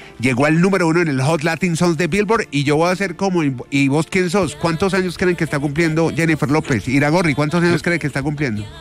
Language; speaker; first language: Spanish; native; Spanish